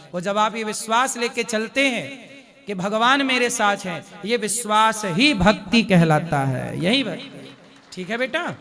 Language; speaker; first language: Hindi; native; Hindi